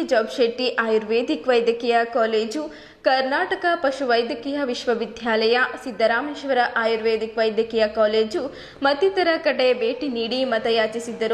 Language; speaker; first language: Kannada; native; Kannada